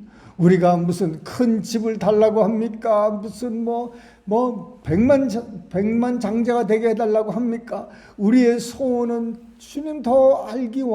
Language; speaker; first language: Korean; native; Korean